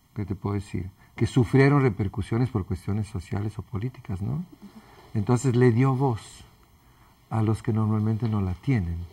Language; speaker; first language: Spanish; early bilingual, other home language; Italian